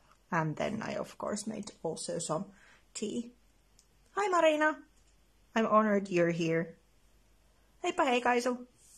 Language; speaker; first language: English; non-native, fluent; Finnish